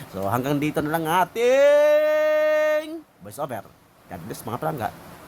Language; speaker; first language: Filipino; non-native, local second language; Cebuano